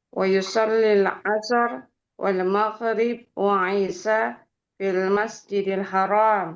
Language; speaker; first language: Arabic; non-native, learner; Indonesian